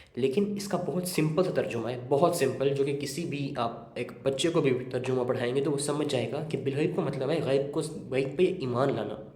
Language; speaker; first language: Urdu; native; Urdu